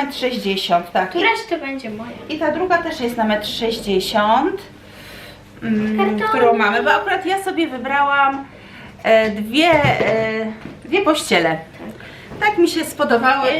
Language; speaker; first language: Polish; native; Polish